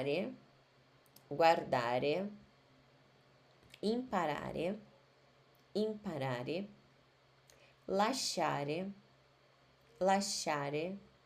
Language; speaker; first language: Italian; non-native, fluent; Portuguese